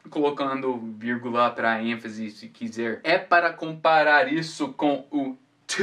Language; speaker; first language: Portuguese; non-native, fluent; English